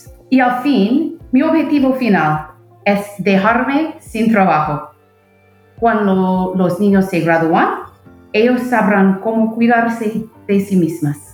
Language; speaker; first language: Spanish; non-native, fluent; English